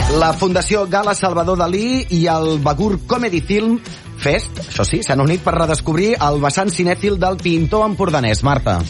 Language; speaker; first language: Catalan; native; Catalan